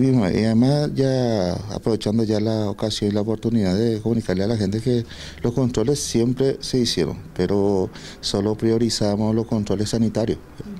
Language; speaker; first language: Spanish; native; Spanish